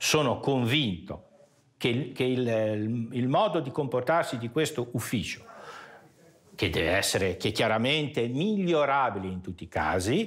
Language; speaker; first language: Italian; native; Italian